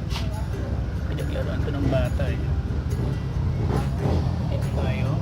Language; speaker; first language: Filipino; native; Filipino